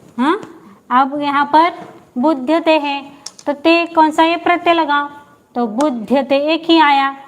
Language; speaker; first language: Hindi; non-native, local second language; Marathi